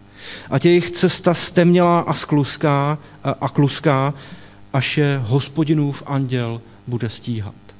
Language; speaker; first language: Czech; native; Czech